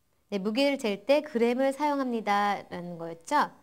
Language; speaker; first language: Korean; native; Korean